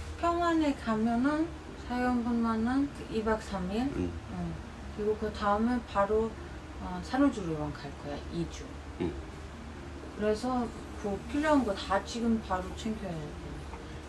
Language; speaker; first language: Korean; non-native, fluent; German